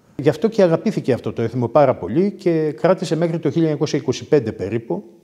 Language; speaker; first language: Greek; native; Greek